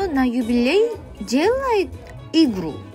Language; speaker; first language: Russian; non-native, learner; Korean